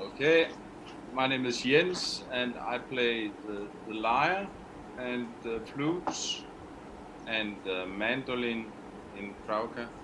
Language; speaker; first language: English; non-native, fluent; Danish